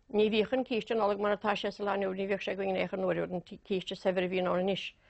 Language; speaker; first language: Irish; native; Irish